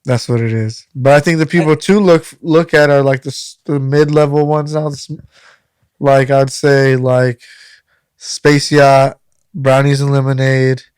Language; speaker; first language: English; native; English